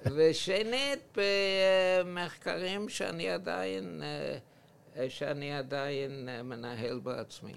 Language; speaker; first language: Hebrew; non-native, fluent; English